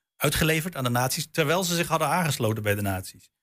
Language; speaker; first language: Dutch; native; Dutch